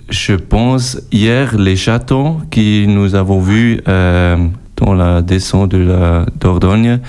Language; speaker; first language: French; non-native, learner; German